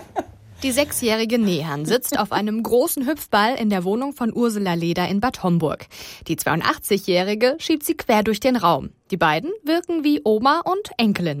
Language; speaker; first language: German; native; German